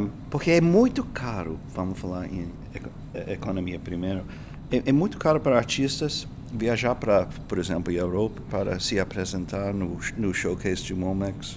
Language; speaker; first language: Spanish; non-native, learner; English